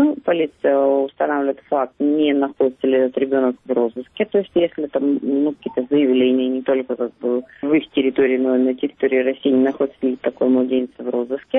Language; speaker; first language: Russian; native; Russian